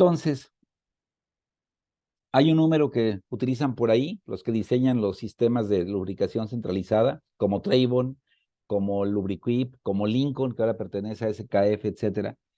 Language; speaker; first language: Spanish; native; Spanish